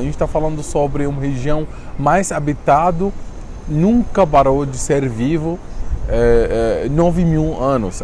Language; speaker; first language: Portuguese; non-native, fluent; Arabic